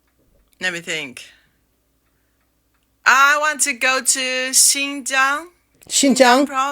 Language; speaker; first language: English; non-native, learner; Chinese